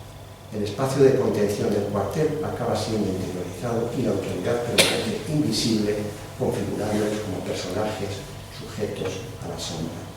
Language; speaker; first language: Spanish; native; Spanish